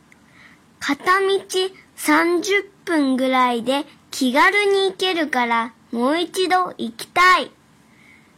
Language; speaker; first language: Japanese; early bilingual, other home language; Chinese